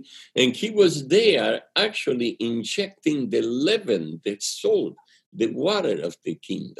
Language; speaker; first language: English; non-native, fluent; Spanish